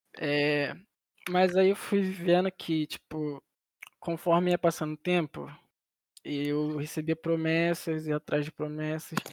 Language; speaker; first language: Portuguese; native; Portuguese